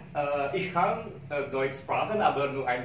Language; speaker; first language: German; non-native, learner; Indonesian